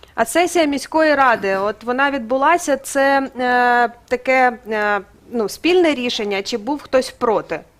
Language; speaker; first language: Ukrainian; native; Ukrainian